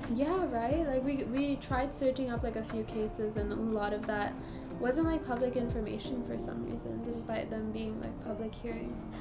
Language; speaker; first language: English; native; English